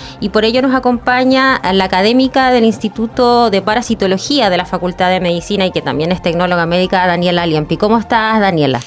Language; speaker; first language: Spanish; native; Spanish